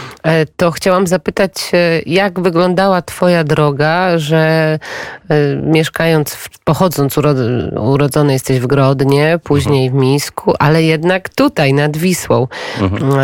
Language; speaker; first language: Polish; native; Polish